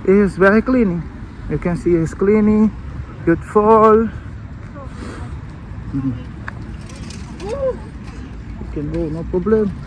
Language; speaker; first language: English; non-native, learner; Portuguese